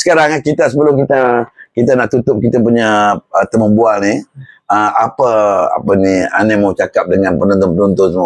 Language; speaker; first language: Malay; non-native, local second language; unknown